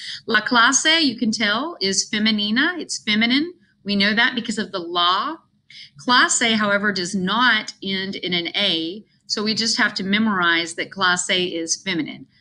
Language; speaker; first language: English; native; English